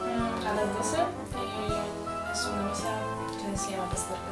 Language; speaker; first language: Spanish; non-native, fluent; Polish